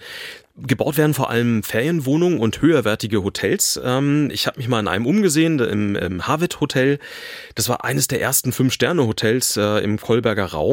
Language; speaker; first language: German; native; German